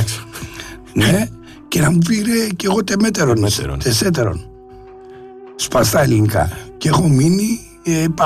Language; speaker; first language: Greek; native; Greek